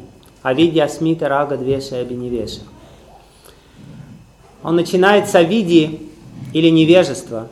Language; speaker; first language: Russian; native; Russian